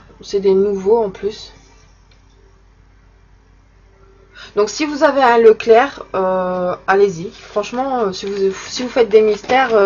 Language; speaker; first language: French; native; French